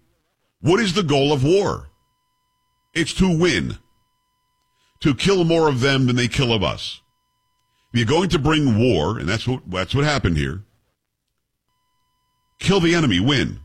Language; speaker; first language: English; native; English